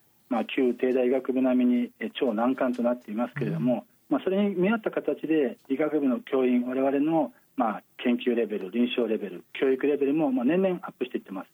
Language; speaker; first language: Japanese; native; Japanese